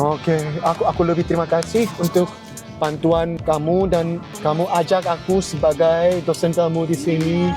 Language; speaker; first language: Indonesian; non-native, learner; Korean